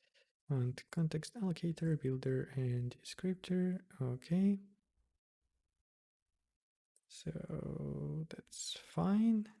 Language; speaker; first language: English; non-native, fluent; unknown